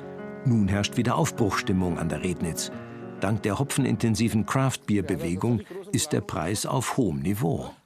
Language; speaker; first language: German; native; German